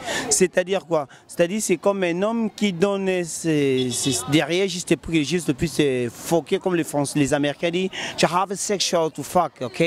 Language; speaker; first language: French; non-native, local second language; Lingala